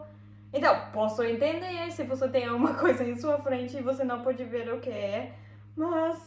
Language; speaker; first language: Portuguese; non-native, learner; German